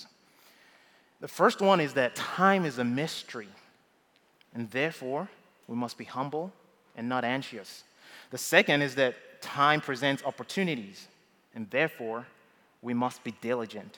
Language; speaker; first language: English; non-native, local second language; Yoruba